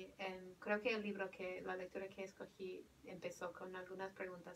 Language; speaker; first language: Spanish; non-native, fluent; English